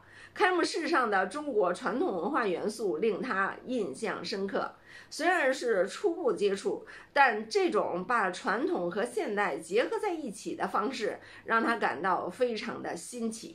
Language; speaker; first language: Chinese; native; Chinese